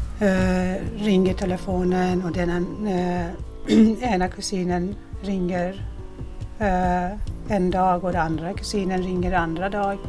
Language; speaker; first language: Swedish; non-native, fluent; Persian